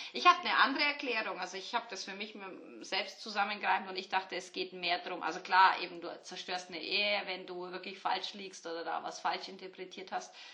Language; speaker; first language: German; early bilingual, other home language; Turkish